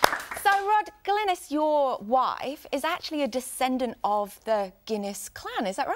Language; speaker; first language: English; native; English